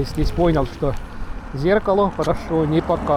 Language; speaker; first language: Russian; non-native, local second language; Estonian